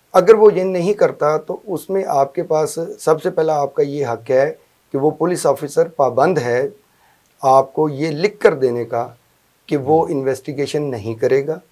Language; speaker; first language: Urdu; non-native, local second language; Punjabi